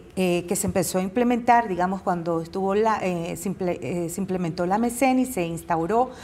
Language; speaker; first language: Spanish; native; Spanish